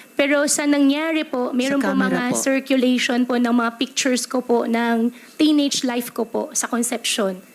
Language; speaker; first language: Filipino; native; Filipino